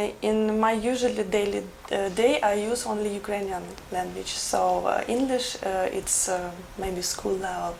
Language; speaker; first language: English; non-native, learner; Ukrainian